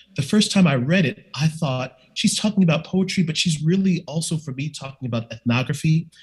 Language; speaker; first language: English; native; English